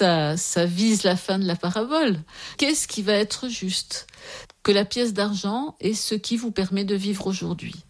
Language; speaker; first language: French; native; French